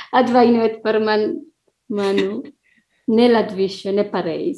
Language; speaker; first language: Latvian; non-native, learner; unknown